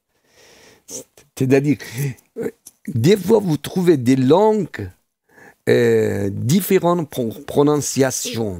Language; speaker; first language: French; non-native, fluent; Persian